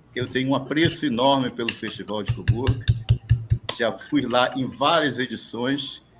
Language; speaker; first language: Portuguese; native; Portuguese